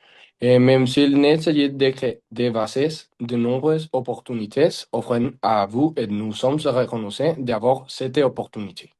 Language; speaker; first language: French; non-native, learner; Spanish